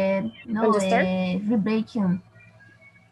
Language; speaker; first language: English; non-native, learner; Portuguese